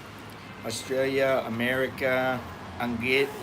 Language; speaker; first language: Thai; non-native, learner; English